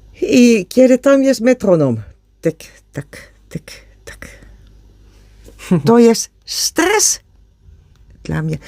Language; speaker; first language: Polish; non-native, learner; Dutch